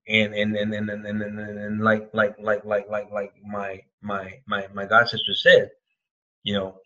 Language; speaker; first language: English; native; English